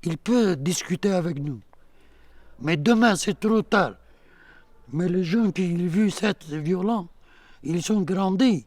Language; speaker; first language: French; non-native, learner; Kurdish